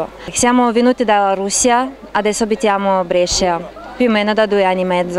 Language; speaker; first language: Italian; non-native, learner; Russian